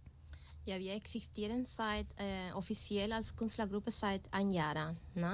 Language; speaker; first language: German; non-native, fluent; Spanish